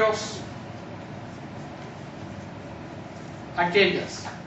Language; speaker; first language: Spanish; non-native, fluent; English